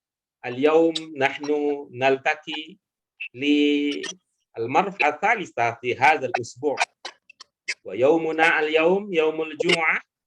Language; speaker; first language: Arabic; non-native, fluent; Indonesian